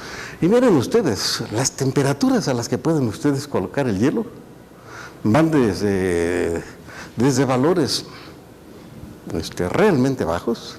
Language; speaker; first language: Spanish; native; Spanish